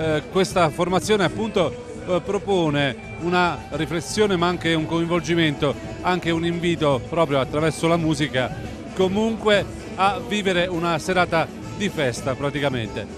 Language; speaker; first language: Italian; native; Italian